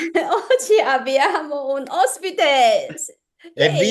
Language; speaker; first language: Italian; non-native, learner; Chinese